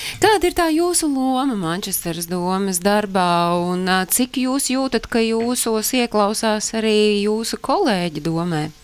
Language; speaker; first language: Latvian; native; Latvian